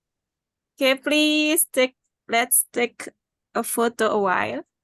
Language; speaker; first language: English; non-native, learner; Indonesian